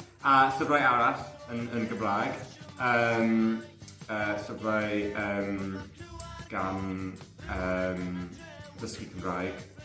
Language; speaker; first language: Welsh; non-native, learner; English